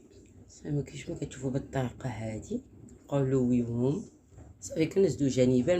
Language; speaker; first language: Arabic; native; Arabic